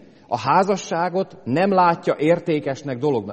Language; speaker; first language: Hungarian; native; Hungarian